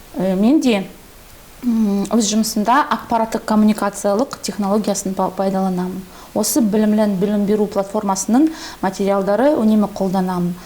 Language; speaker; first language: Kazakh; non-native, local second language; Russian